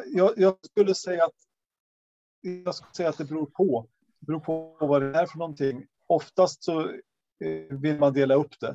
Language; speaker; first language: Swedish; native; Swedish